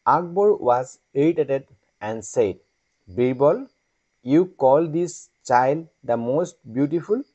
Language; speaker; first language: English; non-native, local second language; Assamese